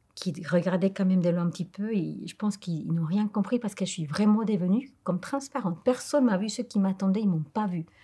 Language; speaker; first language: French; non-native, fluent; Spanish